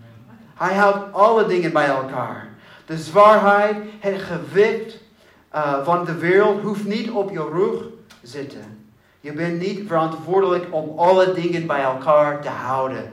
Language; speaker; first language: Dutch; non-native, learner; English